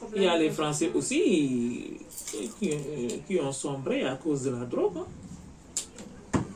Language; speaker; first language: French; non-native, local second language; Wolof